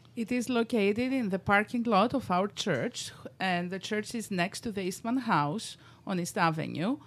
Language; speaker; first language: English; non-native, fluent; Greek